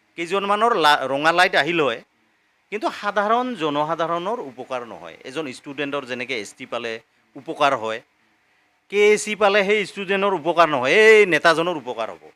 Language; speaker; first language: Assamese; non-native, local second language; Rangpuri